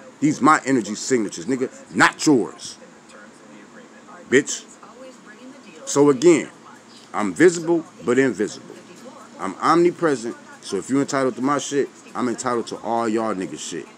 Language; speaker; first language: English; native; English